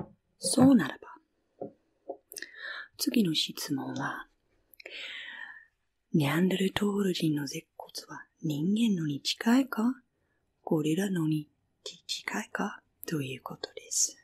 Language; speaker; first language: Japanese; non-native, fluent; English